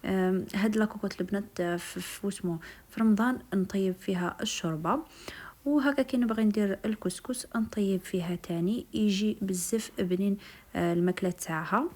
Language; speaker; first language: Arabic; native; Arabic